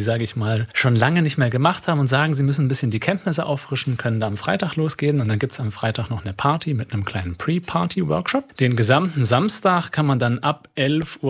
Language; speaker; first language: German; native; German